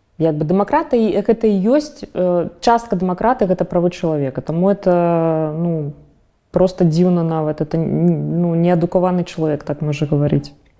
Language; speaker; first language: Belarusian; native; Belarusian